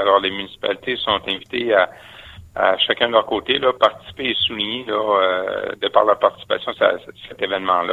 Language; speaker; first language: French; native; French